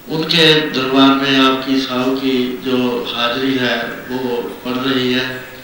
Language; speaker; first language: Hindi; non-native, local second language; Punjabi